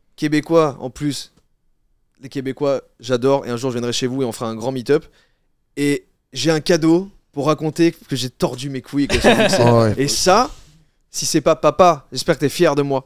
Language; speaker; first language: French; native; French